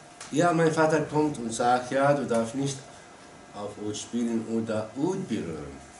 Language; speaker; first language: German; non-native, learner; Arabic